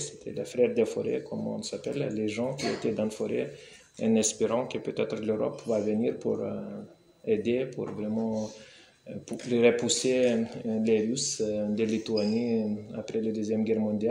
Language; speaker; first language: French; non-native, fluent; Lithuanian